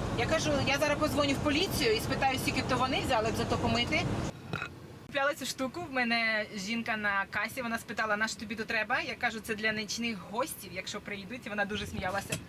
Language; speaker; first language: Ukrainian; native; Ukrainian